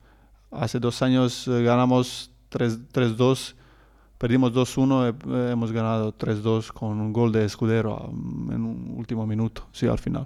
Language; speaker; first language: Spanish; non-native, learner; Croatian